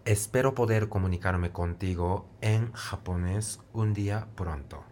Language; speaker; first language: Spanish; non-native, fluent; Japanese